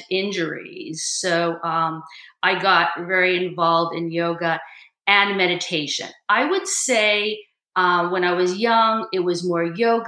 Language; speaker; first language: English; native; English